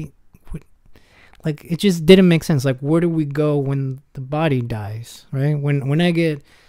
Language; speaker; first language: English; early bilingual, other home language; Spanish